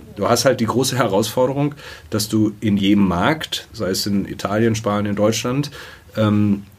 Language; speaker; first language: German; native; German